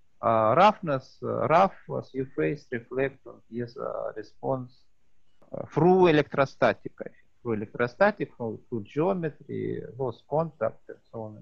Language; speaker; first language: English; non-native, learner; Russian